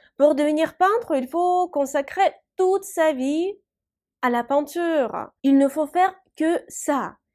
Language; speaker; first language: French; non-native, fluent; Russian